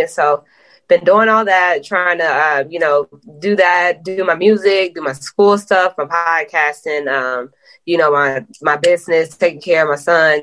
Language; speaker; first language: English; native; English